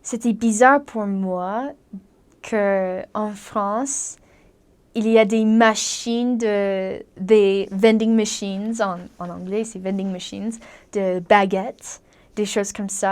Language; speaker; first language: French; non-native, learner; English